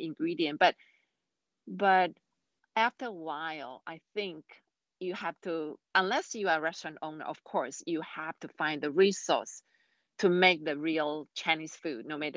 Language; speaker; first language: English; non-native, fluent; Chinese